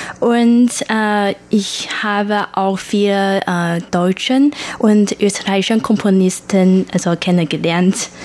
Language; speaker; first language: German; non-native, learner; Chinese